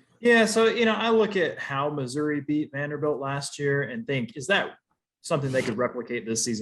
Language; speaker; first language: English; native; English